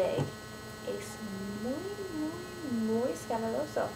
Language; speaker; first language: Spanish; non-native, learner; English